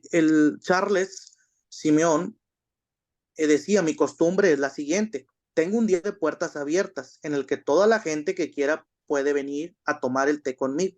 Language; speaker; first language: Spanish; native; Spanish